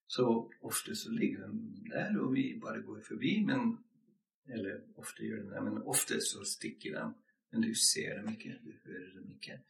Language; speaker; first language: Norwegian; non-native, fluent; English